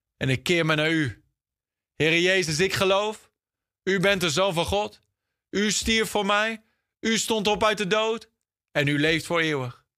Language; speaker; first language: Dutch; non-native, fluent; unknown